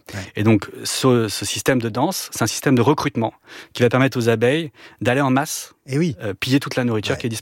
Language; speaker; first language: French; native; French